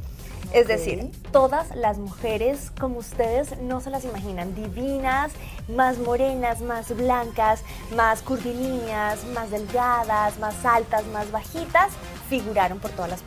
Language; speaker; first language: Spanish; native; Spanish